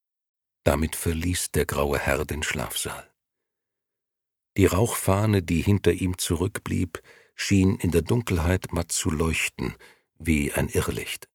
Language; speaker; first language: German; native; German